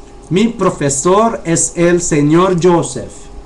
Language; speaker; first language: Spanish; non-native, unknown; Chavacano